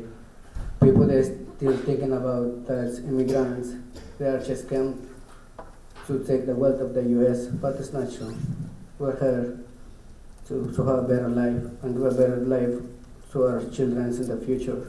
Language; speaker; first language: English; non-native, learner; Kʼicheʼ